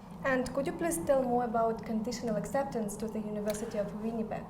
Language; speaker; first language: English; non-native, fluent; Ukrainian